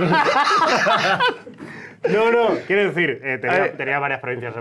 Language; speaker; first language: Spanish; native; Spanish